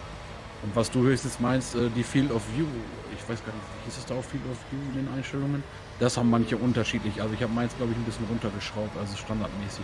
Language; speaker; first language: German; native; German